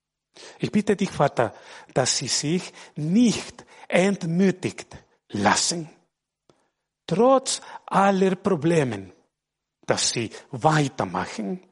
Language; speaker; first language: German; non-native, fluent; Spanish